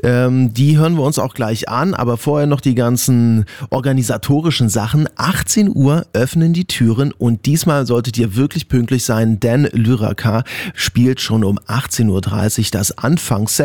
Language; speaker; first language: German; native; German